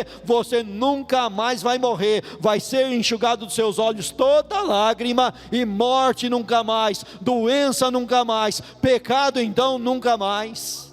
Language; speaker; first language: Portuguese; native; Portuguese